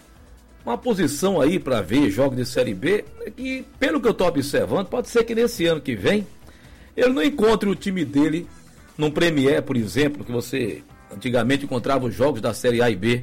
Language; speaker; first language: Portuguese; native; Portuguese